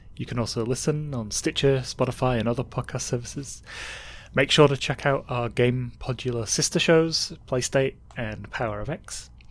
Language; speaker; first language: English; native; English